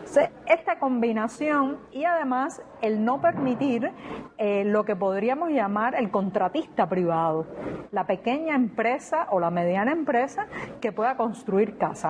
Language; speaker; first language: Spanish; native; Spanish